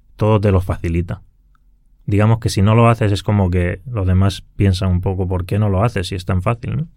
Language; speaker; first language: Spanish; native; Spanish